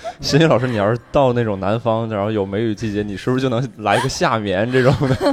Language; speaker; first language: Chinese; native; Chinese